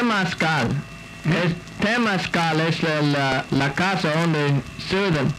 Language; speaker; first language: Spanish; non-native, fluent; English